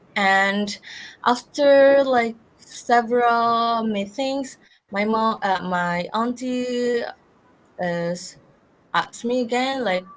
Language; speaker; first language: English; non-native, learner; Indonesian